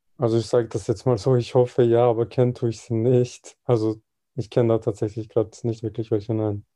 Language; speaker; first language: German; early bilingual, other home language; Serbian